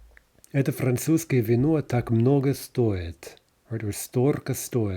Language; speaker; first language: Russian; non-native, fluent; English